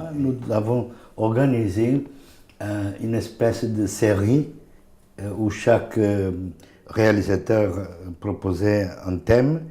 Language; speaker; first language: French; non-native, fluent; Portuguese